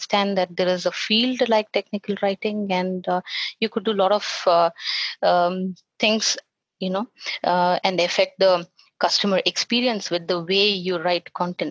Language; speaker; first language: English; non-native, local second language; Kannada